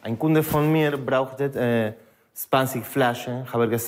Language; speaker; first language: German; non-native, learner; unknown